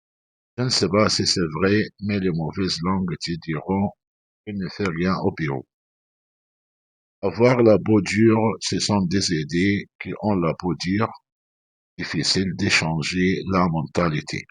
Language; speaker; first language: French; non-native, fluent; Arabic